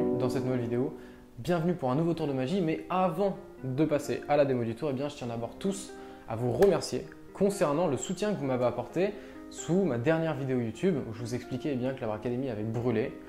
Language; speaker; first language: French; native; French